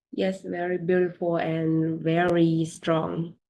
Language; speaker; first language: English; non-native, learner; Vietnamese